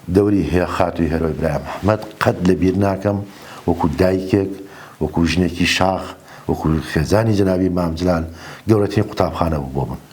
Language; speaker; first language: Central Kurdish; native; Central Kurdish